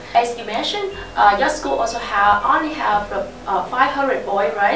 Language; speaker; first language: English; non-native, learner; Vietnamese